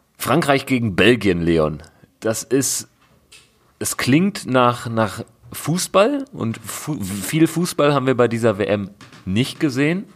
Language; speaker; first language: German; native; German